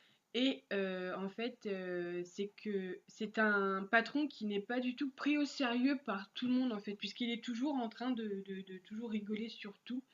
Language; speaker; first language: French; native; French